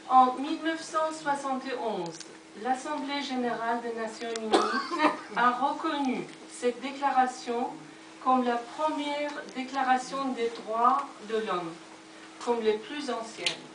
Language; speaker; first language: French; non-native, fluent; Persian